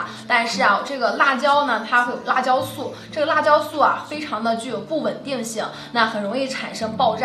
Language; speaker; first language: Chinese; native; Chinese